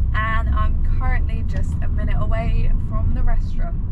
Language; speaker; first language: English; native; English